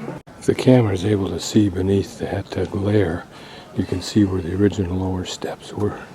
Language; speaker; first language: English; native; English